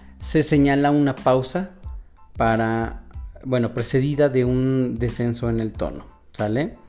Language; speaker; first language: Spanish; native; Spanish